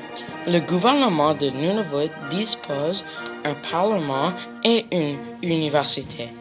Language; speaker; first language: French; non-native, local second language; English